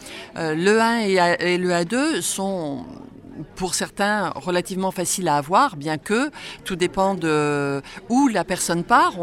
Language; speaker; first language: French; native; French